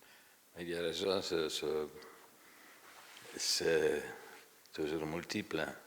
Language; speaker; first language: French; non-native, fluent; Polish